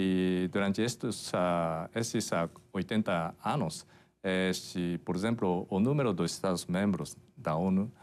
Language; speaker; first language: Portuguese; non-native, fluent; Japanese